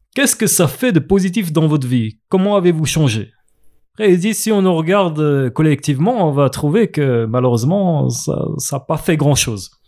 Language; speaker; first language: French; native; French